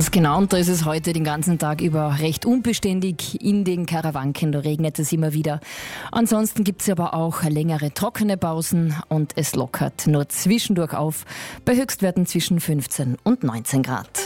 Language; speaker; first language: German; native; German